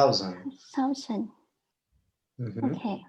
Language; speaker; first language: English; non-native, learner; Vietnamese